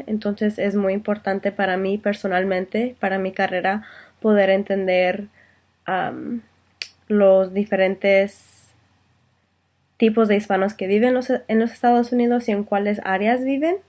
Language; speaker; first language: Spanish; early bilingual, heritage; Spanish